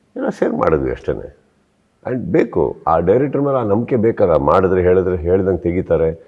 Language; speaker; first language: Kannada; native; Kannada